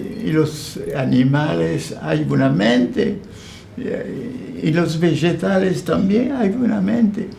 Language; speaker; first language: Spanish; non-native, fluent; French